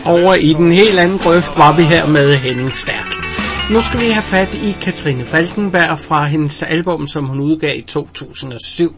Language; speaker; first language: Danish; native; Danish